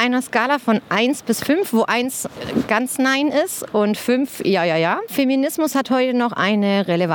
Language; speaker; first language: German; native; German